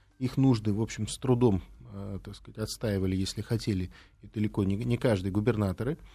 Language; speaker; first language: Russian; native; Russian